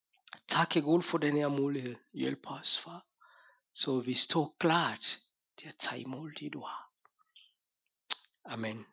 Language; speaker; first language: Danish; non-native, fluent; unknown